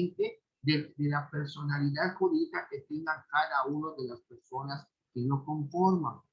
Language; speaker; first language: Spanish; native; Spanish